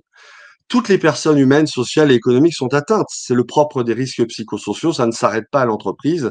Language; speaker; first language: French; native; French